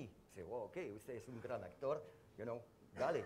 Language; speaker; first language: Spanish; non-native, fluent; French